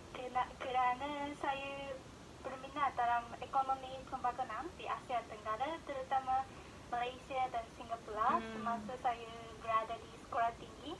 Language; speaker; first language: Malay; non-native, fluent; Japanese